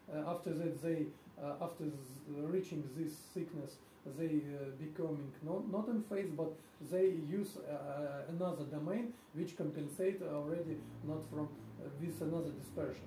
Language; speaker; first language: English; non-native, fluent; Russian